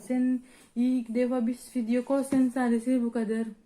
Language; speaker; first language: Turkish; non-native, learner; Indonesian